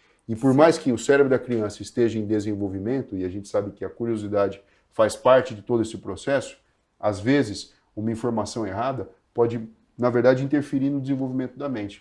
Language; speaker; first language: Portuguese; native; Portuguese